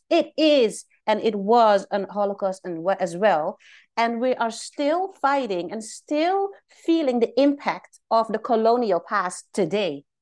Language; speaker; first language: English; non-native, fluent; Dutch